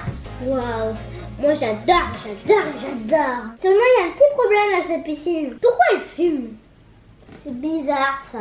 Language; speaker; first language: French; native; French